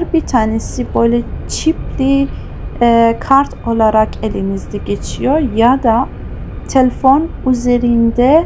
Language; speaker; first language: Turkish; non-native, fluent; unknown